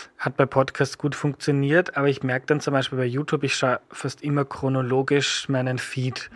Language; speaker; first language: German; native; German